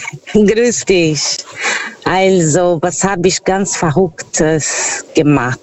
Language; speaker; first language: German; non-native, fluent; Portuguese